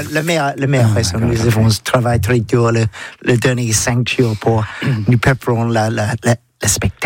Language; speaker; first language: French; non-native, learner; English